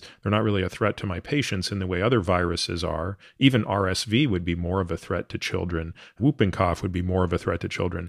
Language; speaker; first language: English; native; English